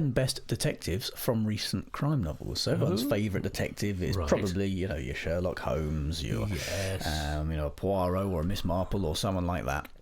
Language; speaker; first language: English; native; English